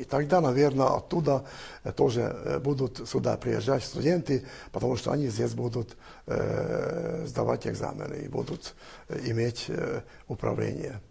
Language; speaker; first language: Russian; non-native, fluent; Hungarian